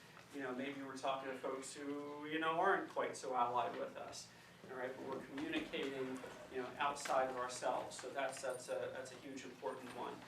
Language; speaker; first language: English; native; English